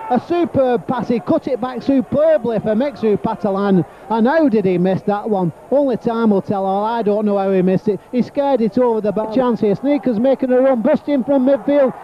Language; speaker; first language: English; native; English